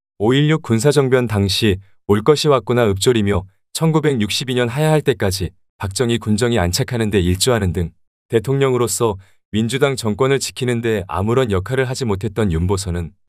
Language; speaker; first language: Korean; native; Korean